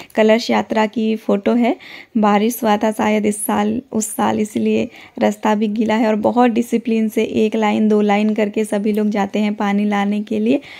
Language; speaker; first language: Hindi; non-native, local second language; Odia